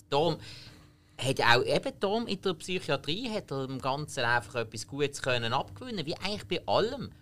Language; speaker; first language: German; native; German